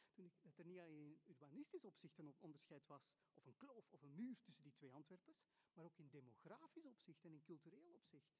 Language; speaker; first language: Dutch; native; Dutch